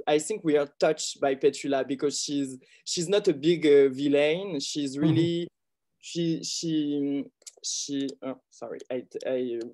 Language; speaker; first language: English; non-native, learner; French